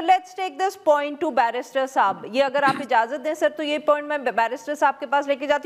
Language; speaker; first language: Urdu; native; Urdu